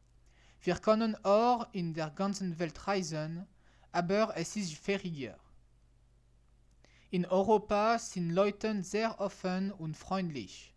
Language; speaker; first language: German; non-native, learner; French